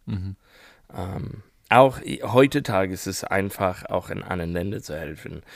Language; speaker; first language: German; non-native, learner; English